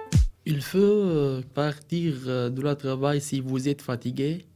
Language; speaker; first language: French; non-native, learner; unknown